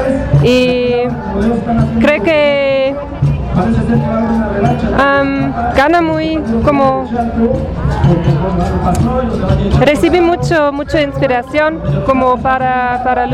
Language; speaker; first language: Spanish; non-native, learner; German